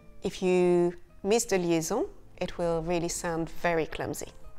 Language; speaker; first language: English; non-native, fluent; French